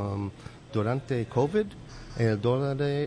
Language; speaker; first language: Spanish; non-native, learner; English